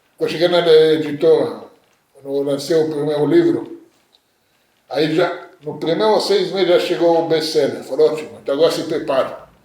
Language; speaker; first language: Portuguese; non-native, fluent; Hebrew